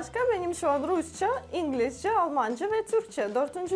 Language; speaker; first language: Turkish; non-native, learner; Russian